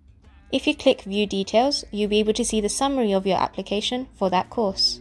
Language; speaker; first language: English; native; English